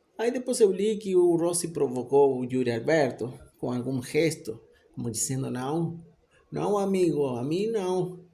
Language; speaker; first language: Portuguese; non-native, fluent; Spanish